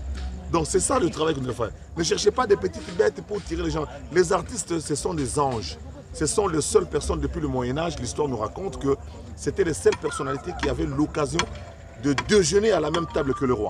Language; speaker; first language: French; non-native, local second language; Lingala